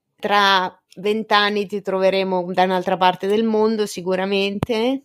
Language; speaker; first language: Italian; native; Italian